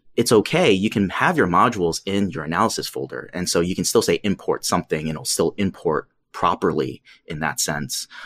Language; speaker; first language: English; native; English